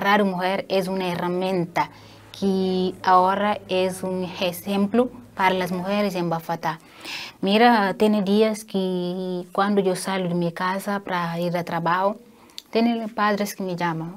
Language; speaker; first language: Spanish; non-native, fluent; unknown